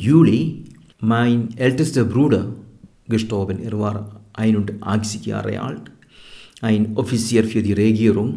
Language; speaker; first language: German; non-native, fluent; Malayalam